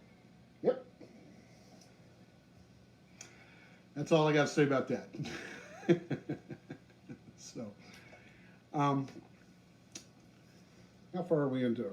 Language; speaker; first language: English; native; English